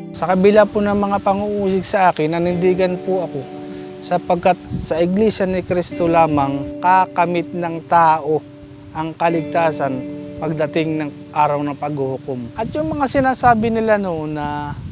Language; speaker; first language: Filipino; native; Filipino